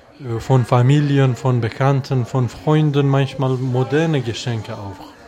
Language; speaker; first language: German; non-native, fluent; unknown